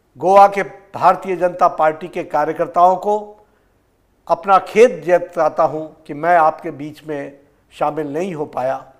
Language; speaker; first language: Hindi; native; Hindi